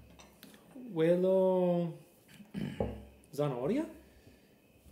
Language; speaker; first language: Spanish; non-native, learner; English